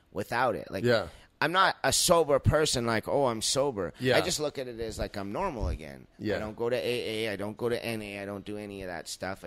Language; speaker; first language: English; native; English